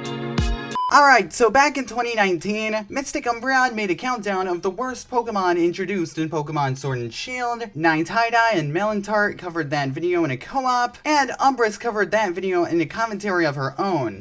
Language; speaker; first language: English; native; English